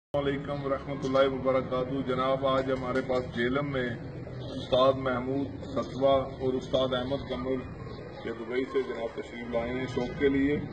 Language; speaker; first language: Hindi; non-native, local second language; Punjabi